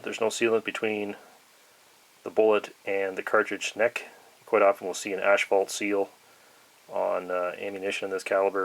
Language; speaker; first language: English; native; English